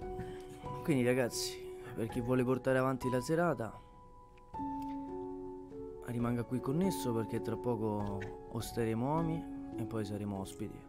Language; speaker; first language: Italian; native; Italian